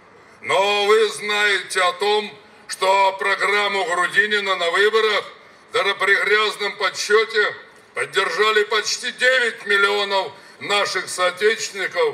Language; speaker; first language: Russian; native; Russian